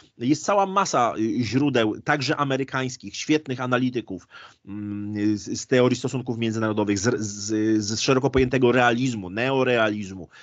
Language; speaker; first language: Polish; native; Polish